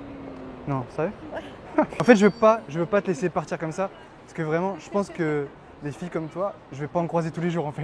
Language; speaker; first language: French; native; French